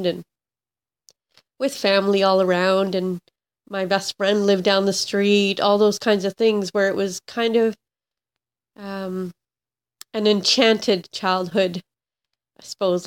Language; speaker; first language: English; native; English